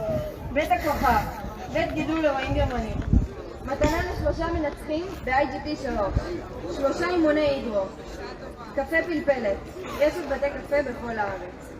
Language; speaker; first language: Hebrew; native; Hebrew